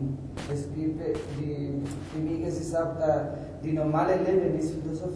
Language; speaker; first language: German; non-native, learner; Spanish